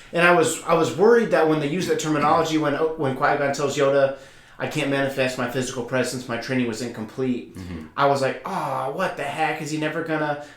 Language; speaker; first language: English; native; English